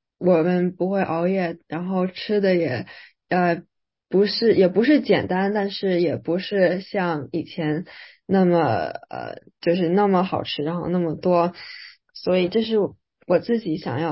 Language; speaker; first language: Chinese; early bilingual, other home language; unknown